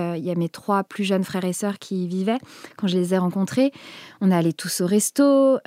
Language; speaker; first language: French; native; French